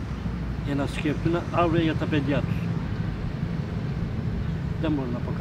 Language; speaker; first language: Greek; non-native, learner; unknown